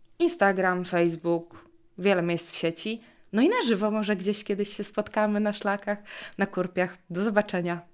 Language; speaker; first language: Polish; native; Polish